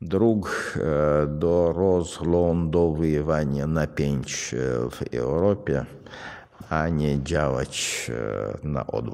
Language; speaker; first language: Polish; non-native, fluent; Russian